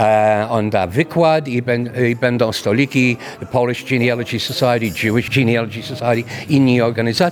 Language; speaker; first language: Polish; early bilingual, heritage; English